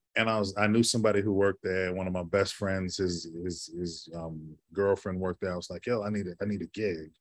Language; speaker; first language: English; native; English